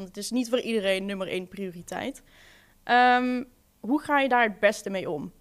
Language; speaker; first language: Dutch; native; Dutch